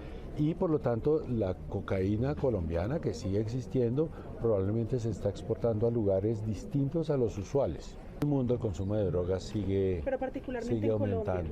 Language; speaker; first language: Spanish; native; Spanish